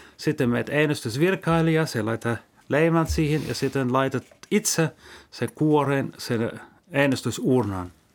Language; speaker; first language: Finnish; non-native, fluent; German